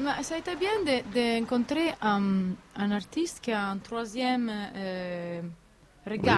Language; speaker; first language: French; non-native, learner; Italian